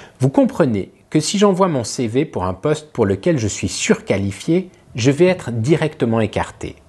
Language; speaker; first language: French; native; French